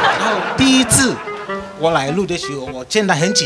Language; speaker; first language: Chinese; non-native, learner; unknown